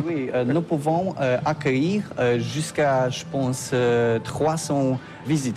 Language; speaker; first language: French; non-native, learner; Polish